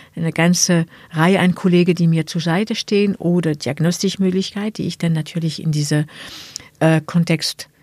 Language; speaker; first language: German; non-native, fluent; French